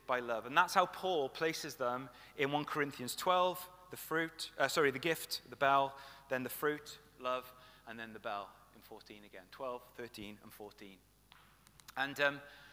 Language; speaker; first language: English; native; English